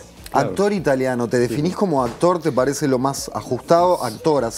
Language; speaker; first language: Spanish; native; Spanish